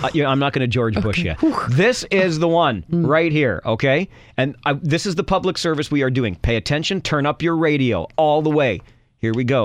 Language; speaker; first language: English; native; English